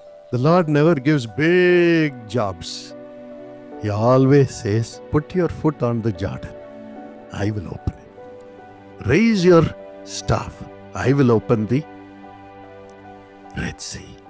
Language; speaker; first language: English; non-native, local second language; Tamil